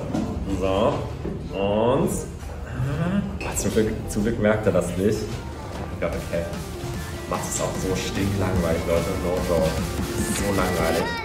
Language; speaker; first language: German; native; German